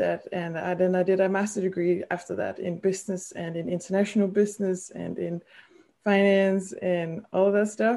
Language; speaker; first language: English; non-native, fluent; Danish